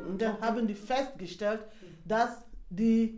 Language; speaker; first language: German; non-native, fluent; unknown